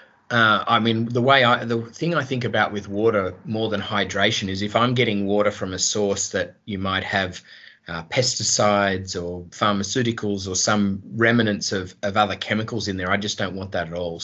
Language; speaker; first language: English; native; English